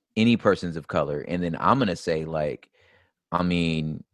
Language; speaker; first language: English; native; English